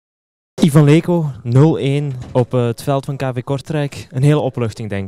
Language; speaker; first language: Dutch; native; Dutch